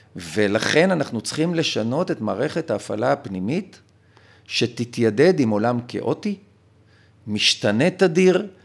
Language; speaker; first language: Hebrew; native; Hebrew